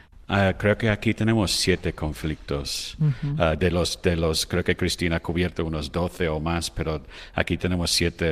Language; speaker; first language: Spanish; non-native, fluent; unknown